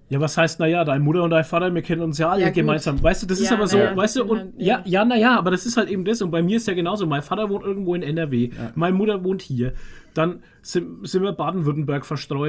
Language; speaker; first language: German; native; German